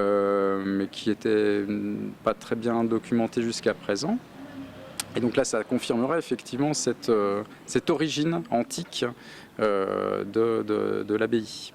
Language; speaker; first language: French; native; French